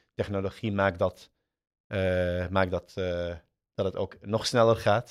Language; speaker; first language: Dutch; early bilingual, other home language; Arabic